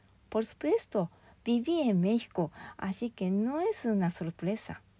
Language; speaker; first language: Spanish; non-native, fluent; Japanese